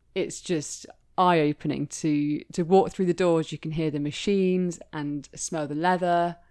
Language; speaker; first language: English; native; English